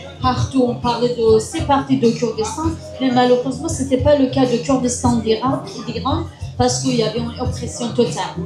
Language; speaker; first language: French; non-native, fluent; Kurdish